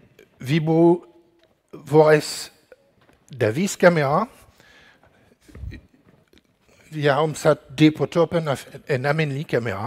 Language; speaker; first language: Danish; non-native, learner; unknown